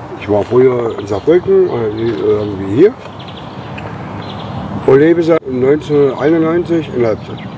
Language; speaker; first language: German; native; German